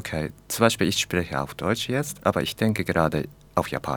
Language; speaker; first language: German; non-native, learner; Japanese